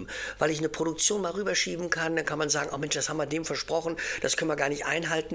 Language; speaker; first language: German; native; German